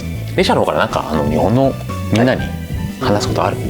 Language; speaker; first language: Japanese; native; Japanese